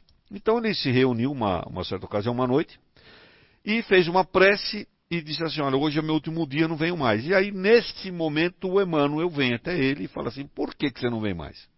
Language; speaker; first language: Portuguese; native; Portuguese